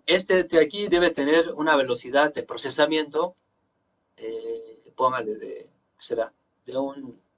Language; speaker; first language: Spanish; native; Spanish